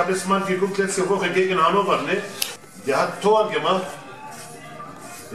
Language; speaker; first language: German; non-native, learner; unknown